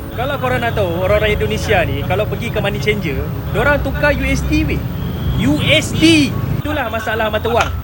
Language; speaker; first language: Malay; native; Malay